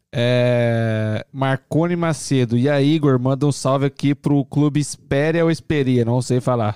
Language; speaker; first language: Portuguese; native; Portuguese